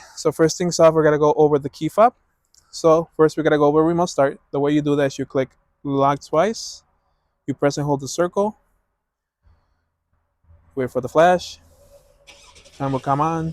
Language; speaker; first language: English; native; English